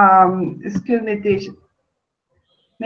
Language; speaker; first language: English; non-native, learner; Spanish